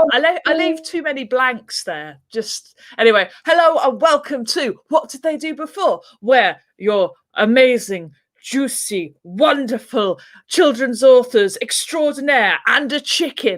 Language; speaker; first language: English; native; English